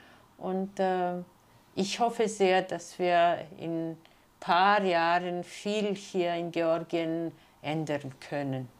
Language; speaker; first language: German; non-native, fluent; Georgian